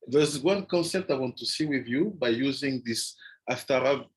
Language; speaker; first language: English; non-native, fluent; French